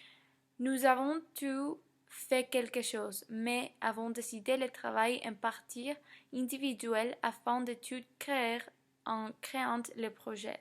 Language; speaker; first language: French; non-native, learner; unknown